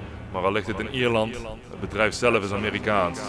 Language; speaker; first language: Dutch; native; Dutch